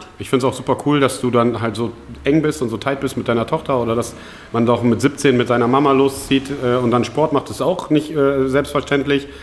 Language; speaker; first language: German; native; German